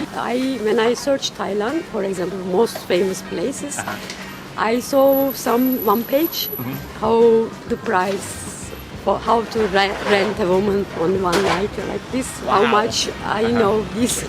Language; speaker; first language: English; non-native, learner; Turkish